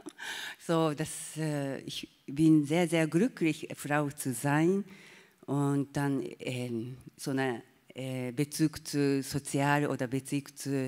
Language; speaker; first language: German; non-native, learner; Japanese